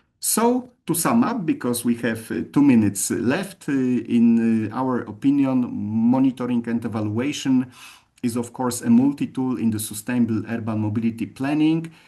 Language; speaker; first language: English; non-native, fluent; Polish